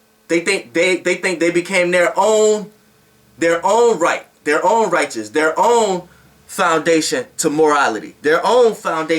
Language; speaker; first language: English; native; English